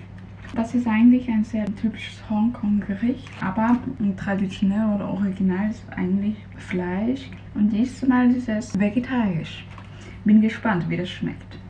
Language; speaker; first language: German; non-native, fluent; Cantonese